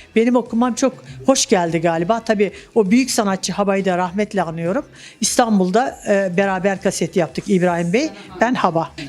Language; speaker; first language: Turkish; native; Turkish